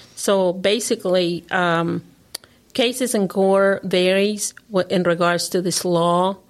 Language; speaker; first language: English; non-native, fluent; Spanish